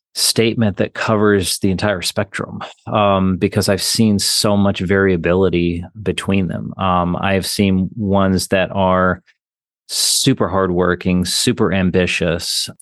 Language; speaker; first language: English; native; English